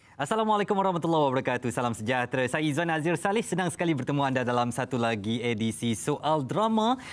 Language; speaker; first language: Malay; native; Malay